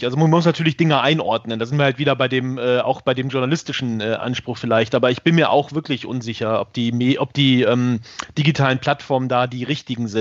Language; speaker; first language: German; native; German